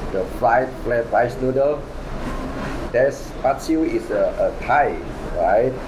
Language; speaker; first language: English; non-native, learner; Indonesian